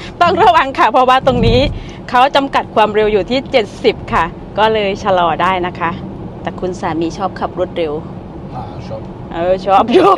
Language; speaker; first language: Thai; native; Thai